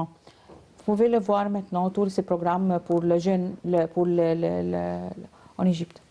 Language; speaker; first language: French; non-native, learner; Arabic